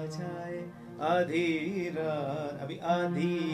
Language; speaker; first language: Hindi; non-native, local second language; Gujarati